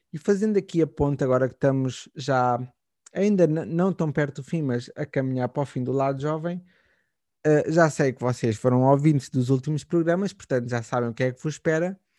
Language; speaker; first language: Portuguese; native; Portuguese